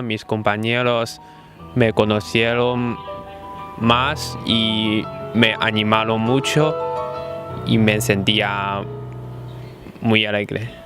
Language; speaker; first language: Spanish; non-native, fluent; Chinese